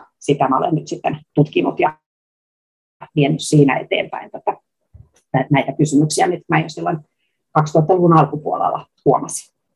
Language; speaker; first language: Finnish; native; Finnish